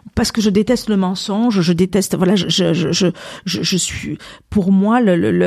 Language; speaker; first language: French; native; French